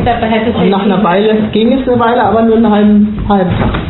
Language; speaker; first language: German; native; German